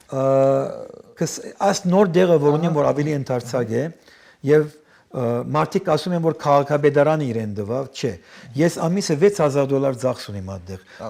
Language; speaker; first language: Armenian; early bilingual, heritage; Armenian